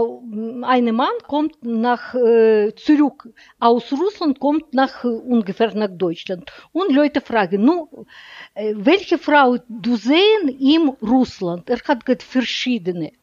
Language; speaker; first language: German; non-native, learner; Russian